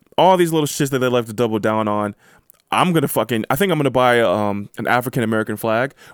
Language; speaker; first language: English; native; English